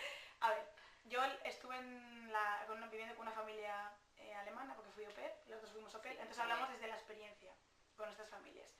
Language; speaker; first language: Spanish; native; Spanish